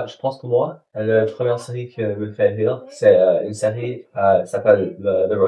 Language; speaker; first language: French; non-native, local second language; English